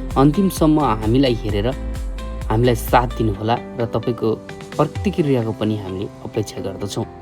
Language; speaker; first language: Nepali; native; Nepali